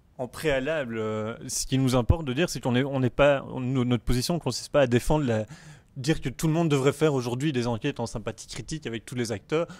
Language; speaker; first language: French; native; French